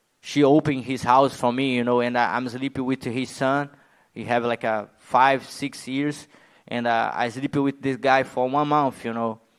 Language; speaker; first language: English; non-native, learner; Portuguese